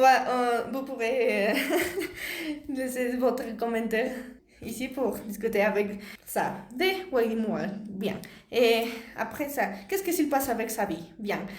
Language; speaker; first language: French; non-native, learner; Spanish